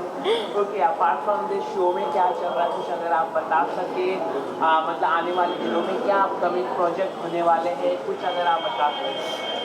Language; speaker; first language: Hindi; native; Hindi